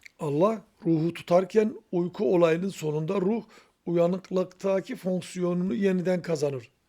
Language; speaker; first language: Turkish; native; Turkish